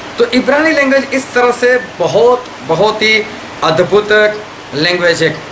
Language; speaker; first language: Hindi; non-native, local second language; Gujarati